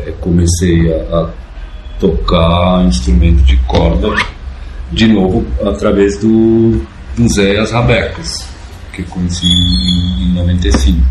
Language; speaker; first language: Portuguese; non-native, fluent; German